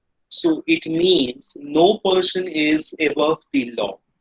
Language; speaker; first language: English; non-native, local second language; Hindi